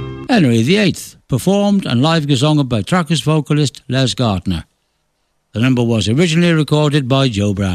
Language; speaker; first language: English; native; English